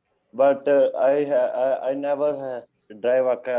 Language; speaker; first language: English; non-native, learner; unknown